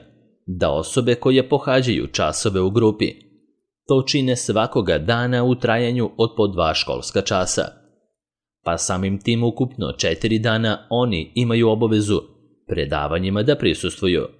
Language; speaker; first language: Serbian; native; Serbian